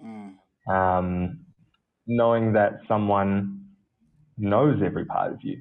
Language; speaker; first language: English; native; English